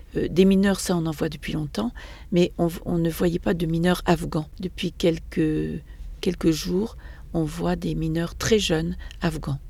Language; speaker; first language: French; native; French